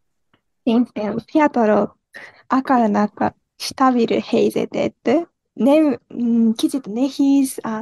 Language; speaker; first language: Hungarian; non-native, learner; Japanese